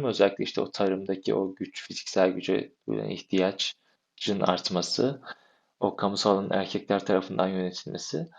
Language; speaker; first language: Turkish; native; Turkish